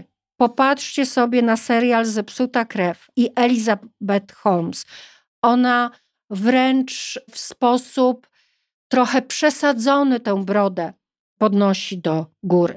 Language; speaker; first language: Polish; native; Polish